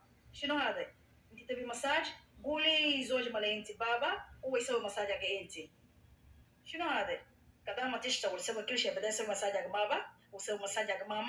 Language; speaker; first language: Arabic; non-native, learner; Amharic